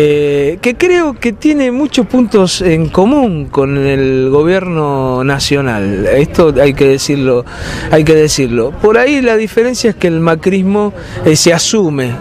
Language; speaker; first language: Spanish; native; Spanish